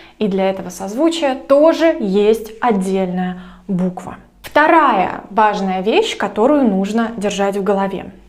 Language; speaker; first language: Russian; native; Russian